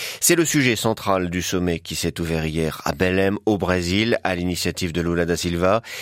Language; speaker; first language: French; native; French